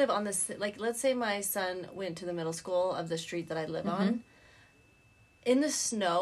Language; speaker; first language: English; native; English